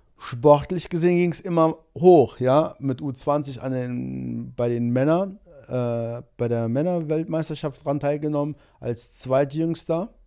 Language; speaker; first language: German; early bilingual, other home language; Portuguese